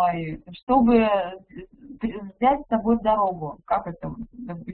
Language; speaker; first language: Russian; native; Russian